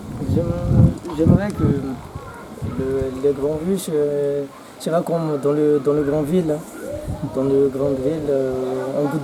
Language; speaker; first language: French; non-native, local second language; Malagasy